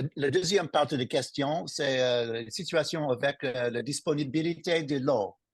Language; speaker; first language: French; non-native, learner; English